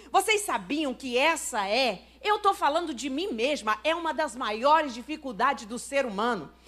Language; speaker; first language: Portuguese; native; Portuguese